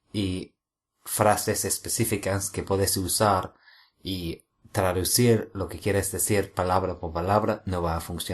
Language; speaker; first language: Spanish; non-native, fluent; English